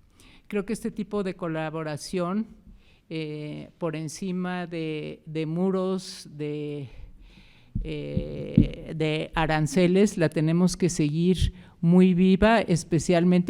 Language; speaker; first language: Spanish; native; Spanish